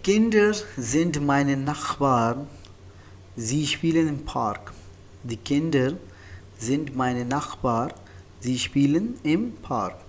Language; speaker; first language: German; non-native, fluent; Hindi